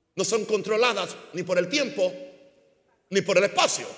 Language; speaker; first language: Spanish; early bilingual, heritage; Spanish